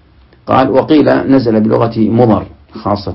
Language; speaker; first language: Arabic; native; Arabic